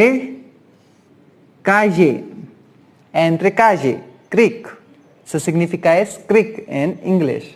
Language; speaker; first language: Spanish; non-native, learner; Hindi